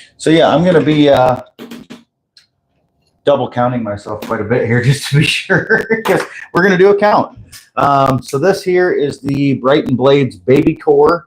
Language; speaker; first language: English; native; English